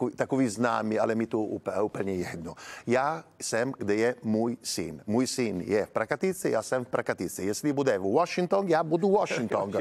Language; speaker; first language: Czech; non-native, learner; Italian